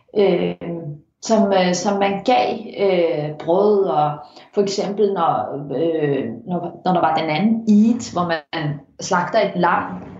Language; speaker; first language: Danish; early bilingual, heritage; Danish